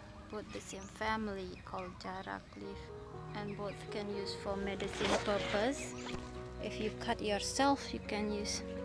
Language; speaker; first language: English; non-native, learner; Indonesian